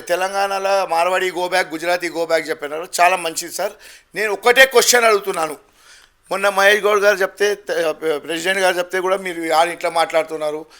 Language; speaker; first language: Telugu; non-native, local second language; Gujarati